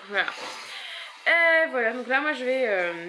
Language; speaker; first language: French; native; French